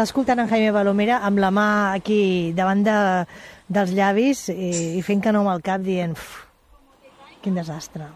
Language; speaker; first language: Catalan; native; Catalan